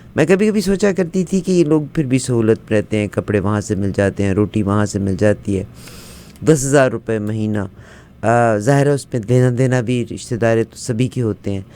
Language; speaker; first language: Urdu; native; Urdu